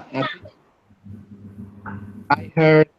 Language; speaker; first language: English; non-native, learner; Spanish